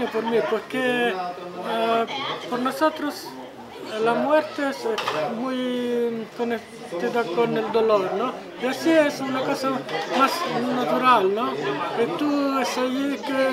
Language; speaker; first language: Spanish; non-native, fluent; Italian